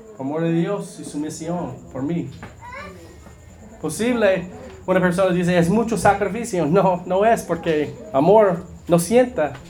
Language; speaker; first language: Spanish; non-native, learner; English